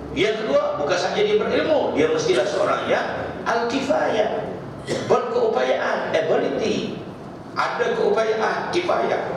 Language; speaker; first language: Malay; native; Malay